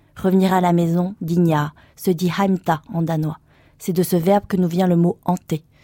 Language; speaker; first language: French; early bilingual, other home language; Vietnamese